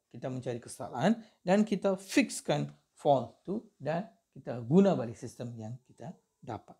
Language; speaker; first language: Malay; non-native, local second language; Tamil